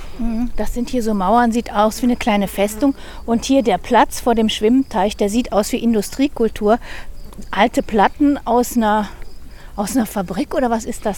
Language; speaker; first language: German; native; German